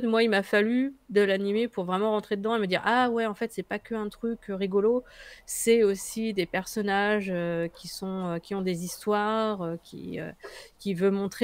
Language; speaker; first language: French; native; French